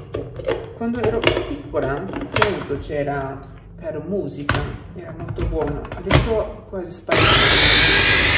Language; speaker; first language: Italian; non-native, learner; Japanese